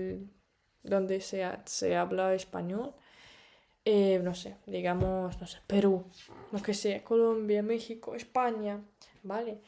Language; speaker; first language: Spanish; non-native, fluent; Russian